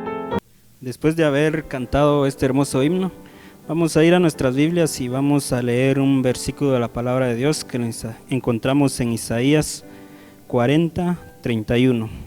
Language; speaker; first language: Spanish; native; Spanish